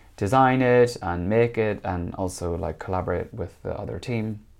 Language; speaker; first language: English; native; English